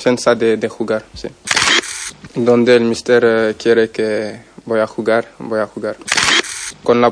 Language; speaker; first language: Spanish; non-native, learner; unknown